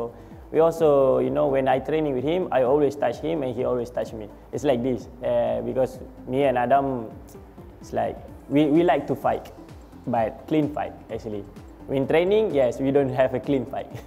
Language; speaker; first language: English; non-native, learner; Malay